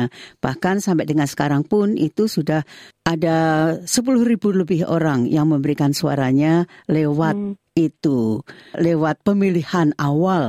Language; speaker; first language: Indonesian; native; Indonesian